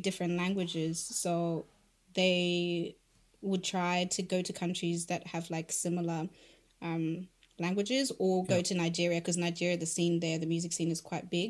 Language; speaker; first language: English; non-native, local second language; Shona